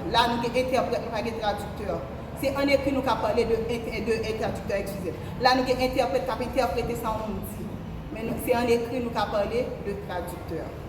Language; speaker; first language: French; non-native, local second language; Haitian Creole